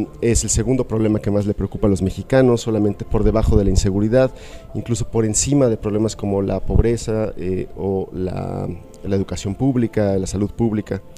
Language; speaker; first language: Spanish; native; Spanish